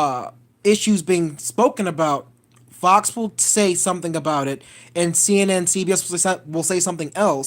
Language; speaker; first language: English; native; English